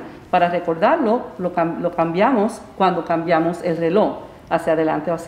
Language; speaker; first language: Spanish; early bilingual, heritage; Spanish